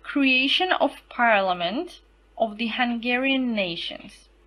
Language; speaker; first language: English; non-native, fluent; Slovak